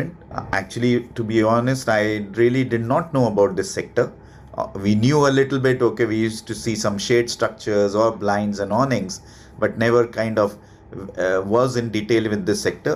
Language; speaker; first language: English; non-native, local second language; Hindi